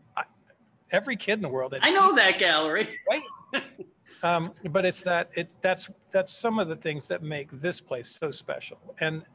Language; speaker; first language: English; native; English